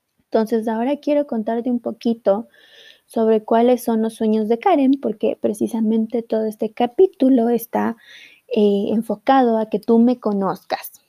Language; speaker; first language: Spanish; native; Spanish